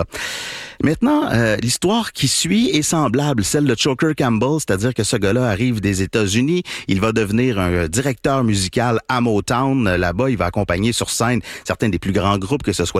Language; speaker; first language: French; native; French